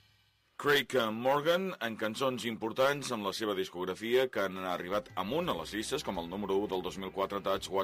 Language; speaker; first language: Catalan; native; Catalan